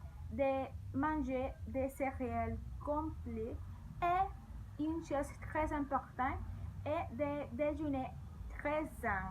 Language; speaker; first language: French; non-native, learner; Spanish